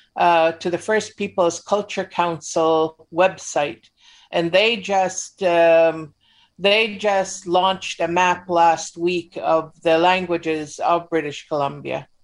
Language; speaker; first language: English; native; English